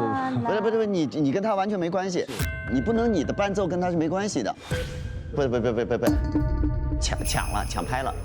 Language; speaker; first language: Chinese; native; Chinese